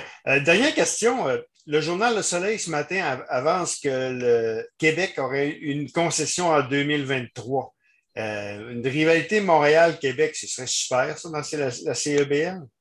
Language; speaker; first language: French; native; French